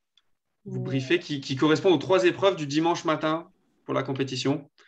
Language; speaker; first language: French; native; French